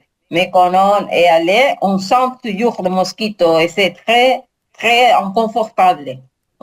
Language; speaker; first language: French; non-native, learner; Spanish